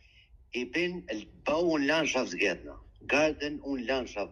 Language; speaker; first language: German; non-native, learner; Albanian